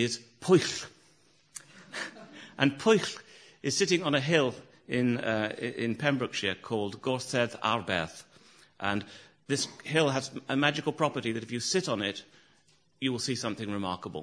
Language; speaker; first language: English; native; English